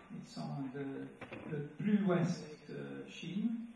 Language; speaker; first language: French; non-native, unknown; English